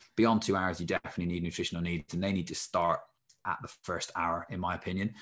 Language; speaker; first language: English; native; English